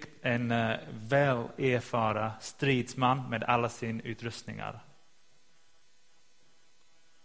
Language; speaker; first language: Swedish; non-native, fluent; English